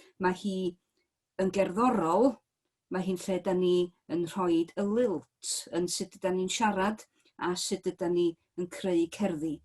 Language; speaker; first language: Welsh; native; Welsh